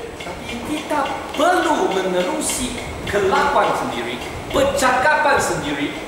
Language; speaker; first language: Malay; non-native, local second language; Chinese